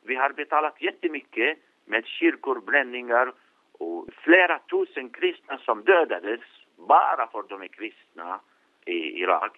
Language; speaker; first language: Swedish; non-native, fluent; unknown